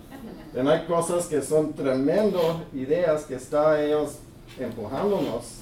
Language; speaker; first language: Spanish; early bilingual, heritage; English